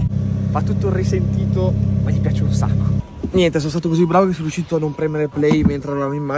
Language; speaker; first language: Italian; native; Italian